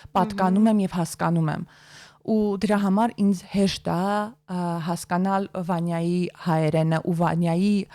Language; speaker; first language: Armenian; native; Armenian